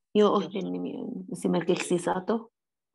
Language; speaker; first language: Finnish; non-native, learner; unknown